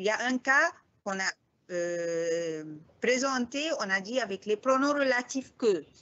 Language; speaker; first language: French; non-native, fluent; Arabic